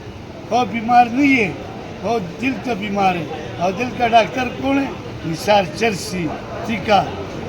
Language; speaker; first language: Hindi; non-native, local second language; Pashto